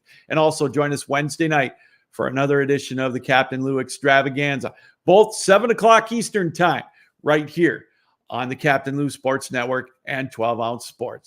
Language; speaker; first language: English; native; English